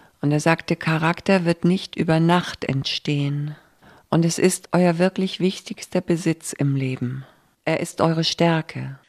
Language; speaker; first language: German; native; German